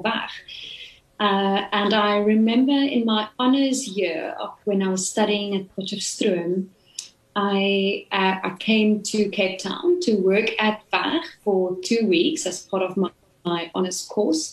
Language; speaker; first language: English; non-native, local second language; Afrikaans